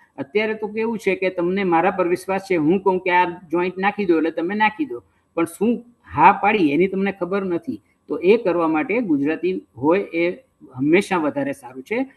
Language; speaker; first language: Gujarati; native; Gujarati